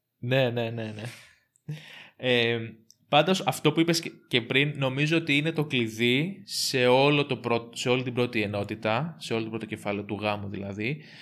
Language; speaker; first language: Greek; native; Greek